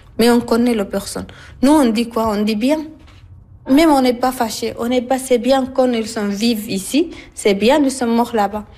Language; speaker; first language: French; non-native, learner; Arabic